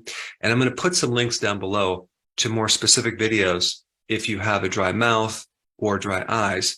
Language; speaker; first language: English; native; English